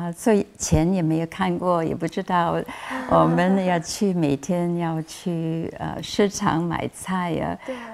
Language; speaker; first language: Chinese; non-native, fluent; English